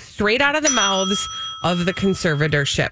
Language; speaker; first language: English; native; English